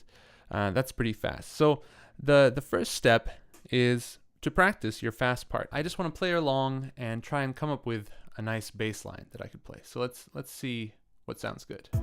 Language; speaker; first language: English; native; English